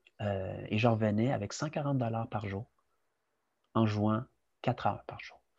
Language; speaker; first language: French; early bilingual, other home language; Spanish